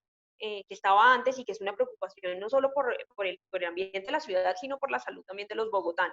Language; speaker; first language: Spanish; native; Spanish